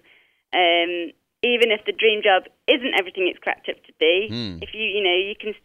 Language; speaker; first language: English; native; English